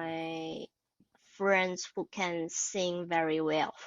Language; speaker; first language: English; non-native, learner; Chinese